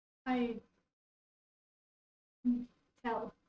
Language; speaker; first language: English; native; English